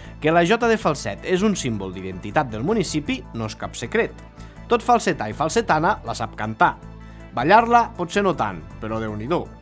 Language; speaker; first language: Catalan; native; Catalan